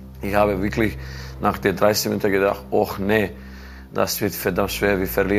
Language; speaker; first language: German; non-native, learner; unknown